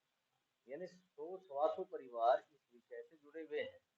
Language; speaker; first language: Hindi; native; Hindi